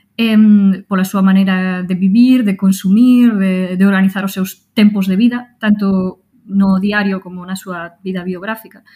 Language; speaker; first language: Galician; non-native, local second language; Spanish